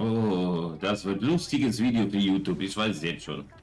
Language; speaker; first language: German; native; German